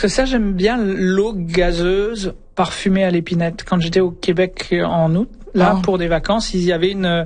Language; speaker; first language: French; native; French